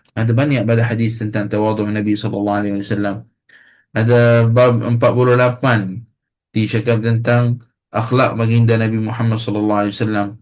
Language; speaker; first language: Malay; non-native, fluent; Arabic